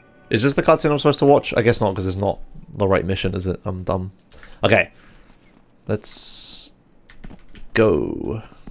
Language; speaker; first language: English; native; English